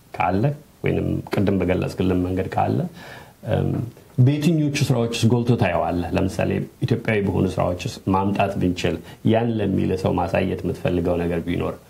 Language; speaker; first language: Amharic; native; Amharic